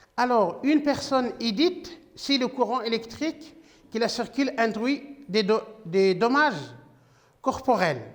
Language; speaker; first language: French; non-native, local second language; Arabic